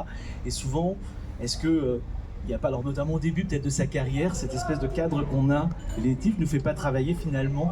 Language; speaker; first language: French; native; French